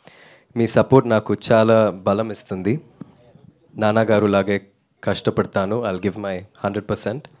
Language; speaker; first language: Telugu; non-native, learner; Tamil